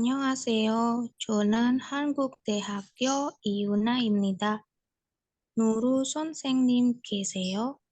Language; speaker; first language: Korean; non-native, learner; Indonesian